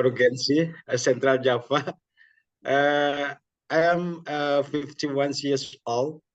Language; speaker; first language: English; non-native, learner; Indonesian